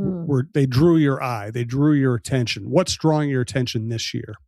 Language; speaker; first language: English; native; English